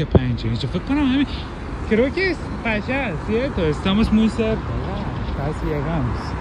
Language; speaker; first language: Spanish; non-native, learner; Persian